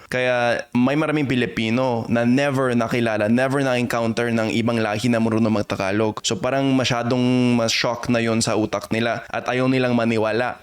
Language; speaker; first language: Filipino; non-native, fluent; English